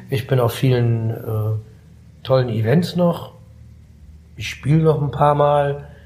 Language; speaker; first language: German; early bilingual, other home language; Arabic